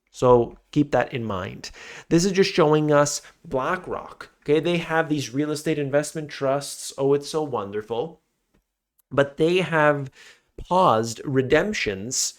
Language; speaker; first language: English; native; English